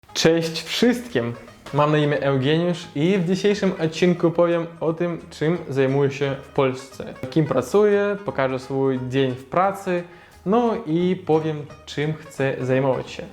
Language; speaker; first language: Polish; non-native, learner; Russian